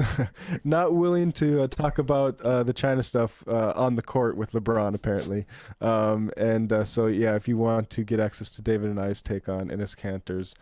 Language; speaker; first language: English; native; English